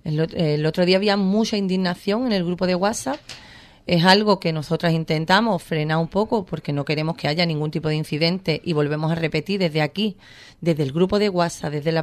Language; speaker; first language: Spanish; native; Spanish